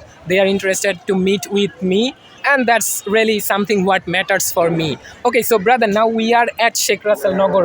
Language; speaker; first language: English; non-native, fluent; Bangla